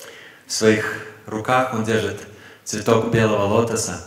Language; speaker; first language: Russian; native; Russian